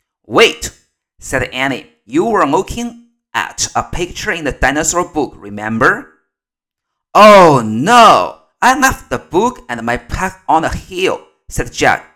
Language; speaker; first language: English; non-native, fluent; Chinese